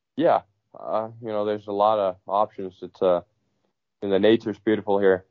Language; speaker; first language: English; non-native, fluent; Finnish